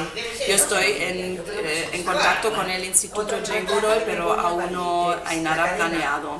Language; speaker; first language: Spanish; non-native, fluent; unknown